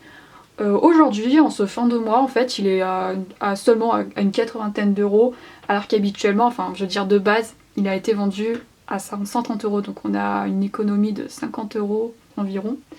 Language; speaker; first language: French; native; French